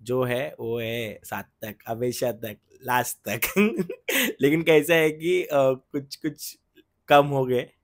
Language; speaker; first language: Hindi; non-native, local second language; Marathi